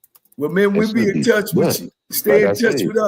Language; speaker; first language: English; native; English